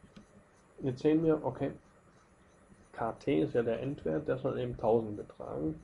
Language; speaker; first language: German; native; German